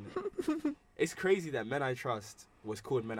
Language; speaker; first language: English; native; English